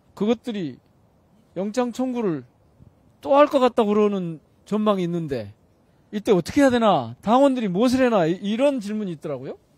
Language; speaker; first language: Korean; native; Korean